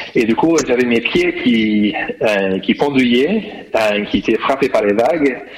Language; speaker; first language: French; non-native, fluent; English